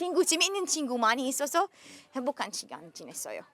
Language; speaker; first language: Korean; non-native, learner; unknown